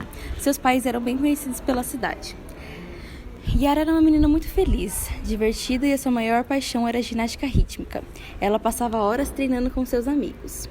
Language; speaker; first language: Portuguese; native; Portuguese